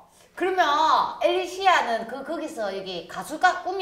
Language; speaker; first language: Korean; native; Korean